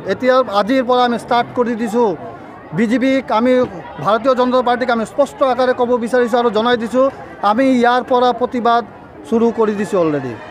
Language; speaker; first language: Assamese; non-native, local second language; Bangla